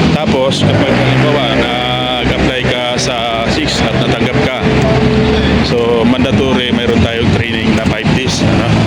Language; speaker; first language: Filipino; native; Filipino